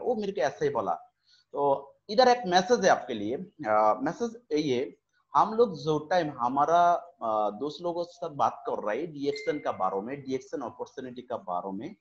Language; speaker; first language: Hindi; non-native, fluent; Bangla